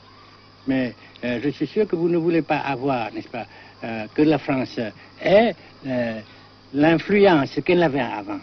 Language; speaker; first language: French; non-native, fluent; Vietnamese